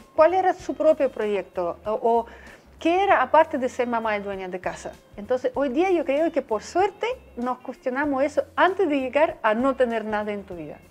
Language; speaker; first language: Spanish; non-native, fluent; Russian